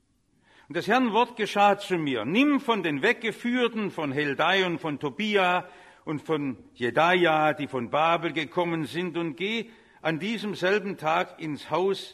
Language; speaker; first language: German; native; German